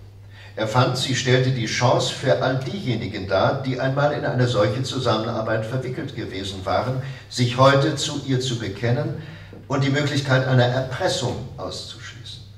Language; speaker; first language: German; native; German